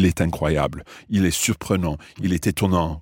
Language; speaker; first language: French; non-native, fluent; English